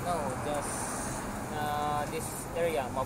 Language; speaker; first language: English; non-native, local second language; Cebuano